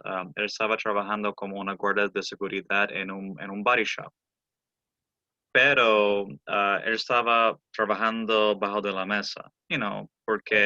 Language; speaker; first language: Spanish; early bilingual, heritage; English